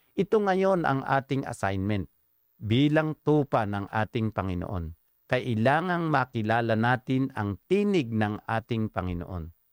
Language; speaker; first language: Filipino; native; Filipino